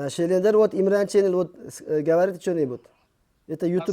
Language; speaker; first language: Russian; non-native, learner; Uzbek